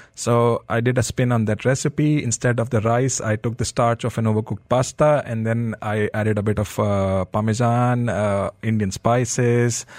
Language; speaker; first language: English; non-native, local second language; Hindi